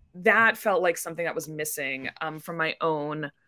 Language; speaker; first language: English; native; English